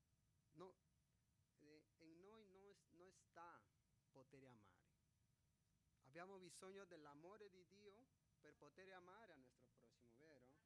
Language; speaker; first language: Italian; non-native, fluent; Spanish